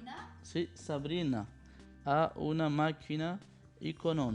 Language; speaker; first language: Italian; non-native, learner; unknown